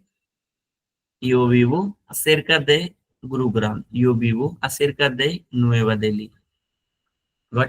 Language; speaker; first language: Spanish; non-native, fluent; Hindi